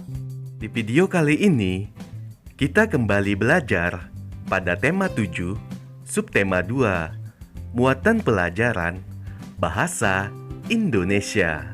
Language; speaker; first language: Indonesian; native; Indonesian